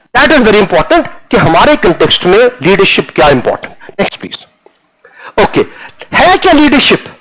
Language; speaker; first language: Hindi; non-native, local second language; Punjabi